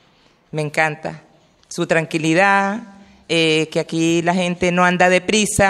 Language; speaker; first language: Spanish; non-native, learner; Italian